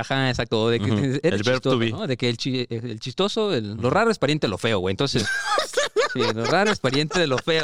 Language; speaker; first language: Spanish; native; Spanish